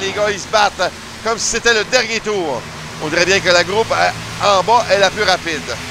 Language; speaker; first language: French; native; French